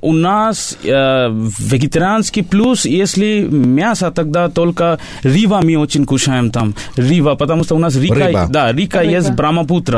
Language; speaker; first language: Russian; non-native, learner; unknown